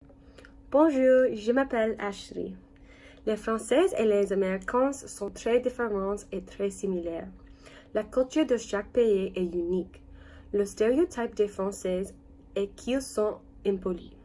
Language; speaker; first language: French; non-native, learner; English